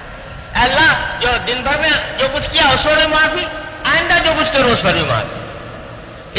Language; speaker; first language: Urdu; native; Urdu